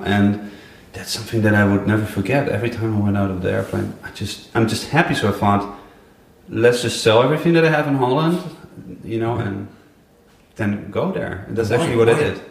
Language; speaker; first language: English; non-native, fluent; Dutch